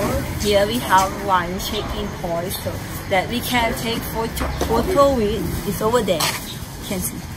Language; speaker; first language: English; non-native, learner; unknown